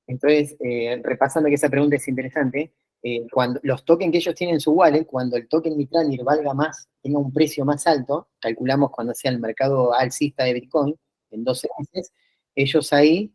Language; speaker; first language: Spanish; native; Spanish